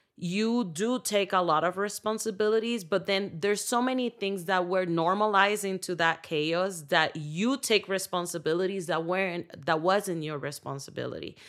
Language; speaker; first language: English; non-native, fluent; Spanish